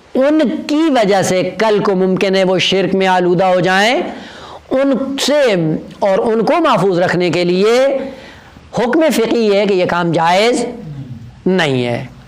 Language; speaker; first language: Urdu; non-native, local second language; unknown